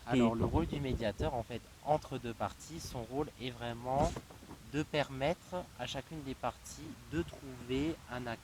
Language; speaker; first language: French; native; French